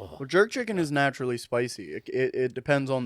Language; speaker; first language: English; native; English